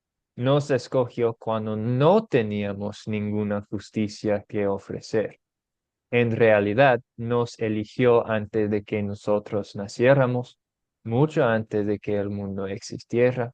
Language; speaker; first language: Spanish; non-native, fluent; English